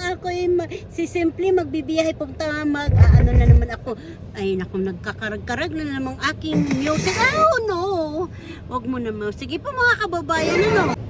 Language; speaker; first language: Filipino; native; Filipino